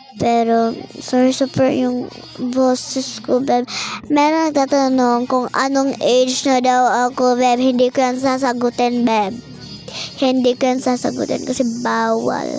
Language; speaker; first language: Filipino; non-native, local second language; Cebuano